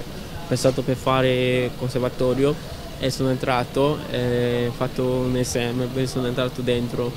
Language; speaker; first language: Italian; non-native, learner; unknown